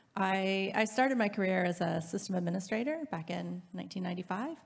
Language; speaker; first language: English; native; English